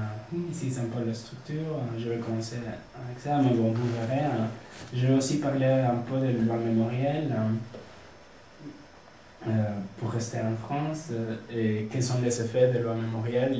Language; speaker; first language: French; non-native, fluent; Spanish